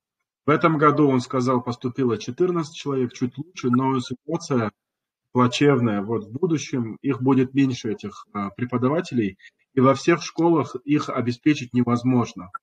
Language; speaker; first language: Russian; non-native, local second language; Kumyk